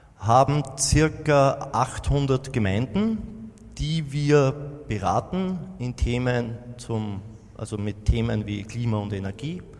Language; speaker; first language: German; native; German